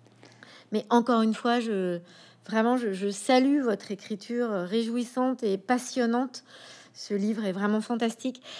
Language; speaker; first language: French; native; French